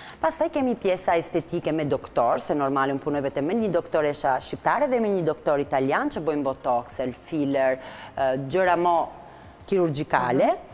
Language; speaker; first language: Albanian; non-native, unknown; Italian